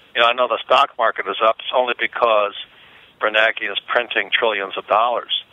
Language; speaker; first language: English; native; English